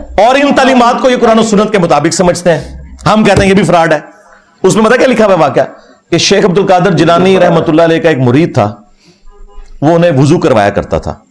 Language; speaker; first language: Urdu; non-native, local second language; Punjabi